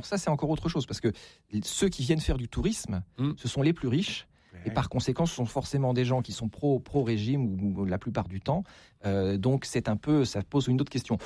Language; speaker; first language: French; native; French